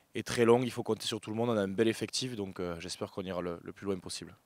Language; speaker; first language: French; native; French